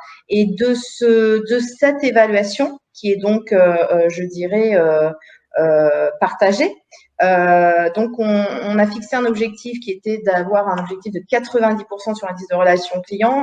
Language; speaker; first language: French; native; French